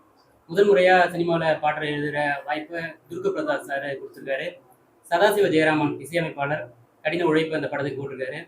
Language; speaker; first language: Tamil; native; Tamil